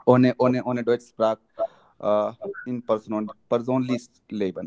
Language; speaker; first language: German; non-native, learner; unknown